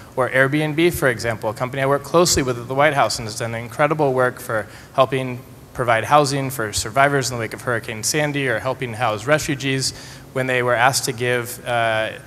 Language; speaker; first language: English; native; English